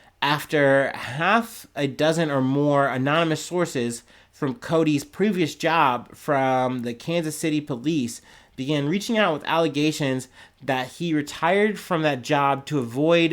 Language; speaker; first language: English; native; English